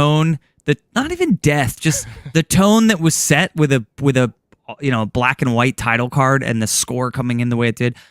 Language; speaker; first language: English; native; English